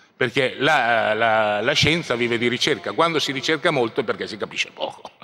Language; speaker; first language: Italian; native; Italian